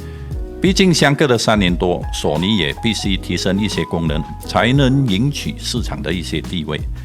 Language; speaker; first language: Chinese; native; Chinese